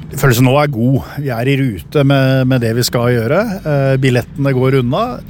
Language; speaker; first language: Norwegian; native; Norwegian